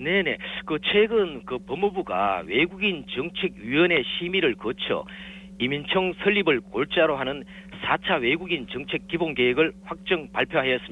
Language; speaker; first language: Korean; native; Korean